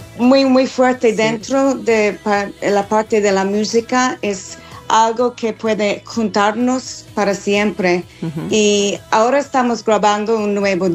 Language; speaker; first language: Spanish; non-native, fluent; English